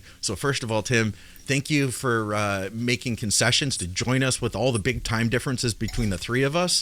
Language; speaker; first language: English; native; English